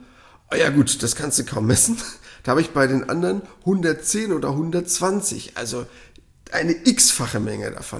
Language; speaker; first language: German; native; German